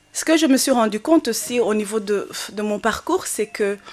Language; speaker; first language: French; non-native, local second language; Kinyarwanda